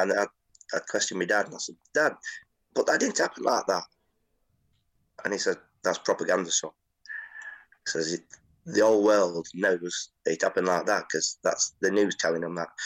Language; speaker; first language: English; native; English